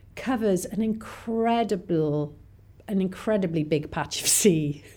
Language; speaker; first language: English; native; English